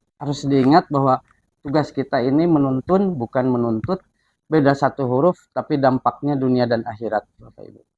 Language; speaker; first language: Indonesian; non-native, local second language; Sundanese